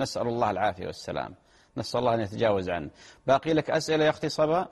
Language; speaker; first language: Arabic; native; Arabic